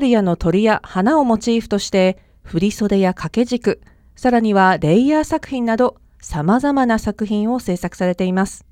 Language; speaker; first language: Japanese; native; Japanese